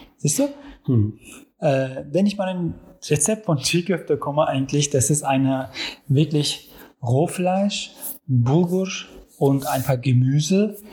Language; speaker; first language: German; non-native, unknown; Turkish